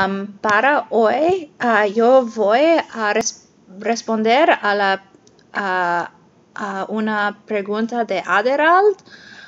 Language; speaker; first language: Spanish; non-native, learner; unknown